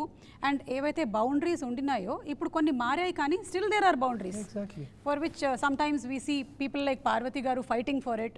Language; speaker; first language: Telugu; native; Telugu